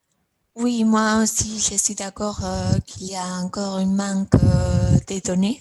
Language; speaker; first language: French; non-native, fluent; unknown